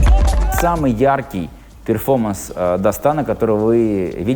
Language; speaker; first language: Russian; native; Russian